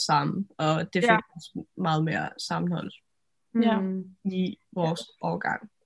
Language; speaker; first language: Danish; non-native, local second language; Faroese